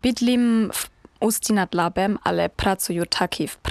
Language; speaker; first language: Czech; non-native, learner; German